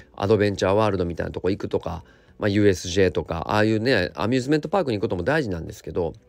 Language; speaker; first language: Japanese; native; Japanese